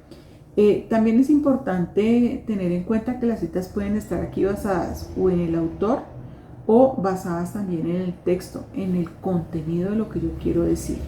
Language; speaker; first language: Spanish; native; Spanish